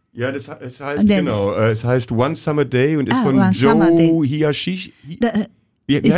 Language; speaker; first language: German; native; German